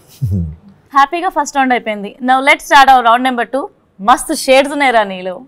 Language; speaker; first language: Telugu; native; Telugu